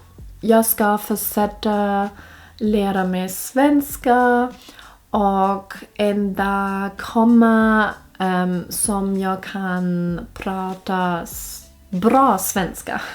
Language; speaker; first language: Swedish; non-native, learner; German